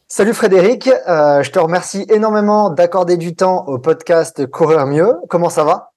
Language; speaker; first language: French; native; French